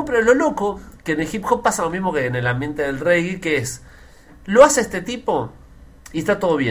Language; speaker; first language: Spanish; native; Spanish